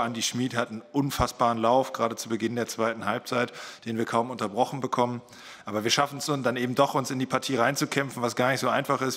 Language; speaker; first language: German; native; German